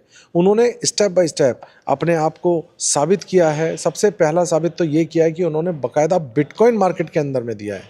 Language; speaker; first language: Hindi; native; Hindi